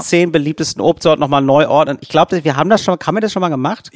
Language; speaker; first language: German; native; German